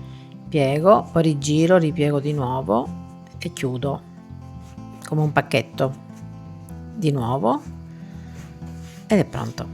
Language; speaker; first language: Italian; native; Italian